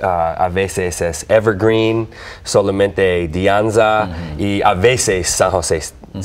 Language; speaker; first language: Spanish; non-native, learner; English